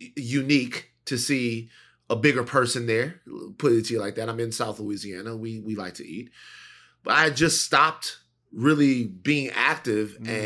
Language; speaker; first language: English; native; English